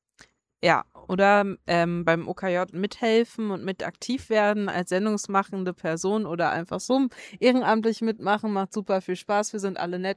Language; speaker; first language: German; native; German